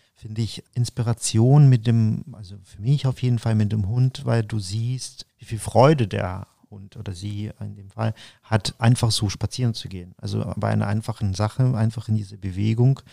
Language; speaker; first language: German; non-native, fluent; Ukrainian